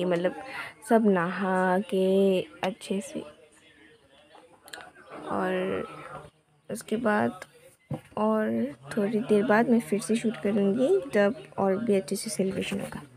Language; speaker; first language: Hindi; non-native, local second language; Kok Borok